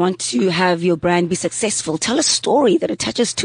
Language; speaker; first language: English; non-native, local second language; Xhosa